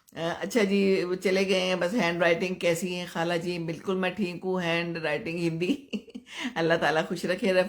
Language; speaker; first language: Urdu; non-native, local second language; Punjabi